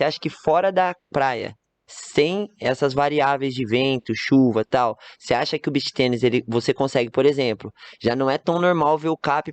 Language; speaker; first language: Portuguese; native; Portuguese